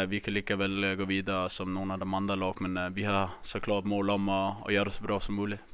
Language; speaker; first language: Swedish; non-native, fluent; Danish